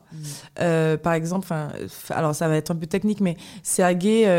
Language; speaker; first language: French; native; French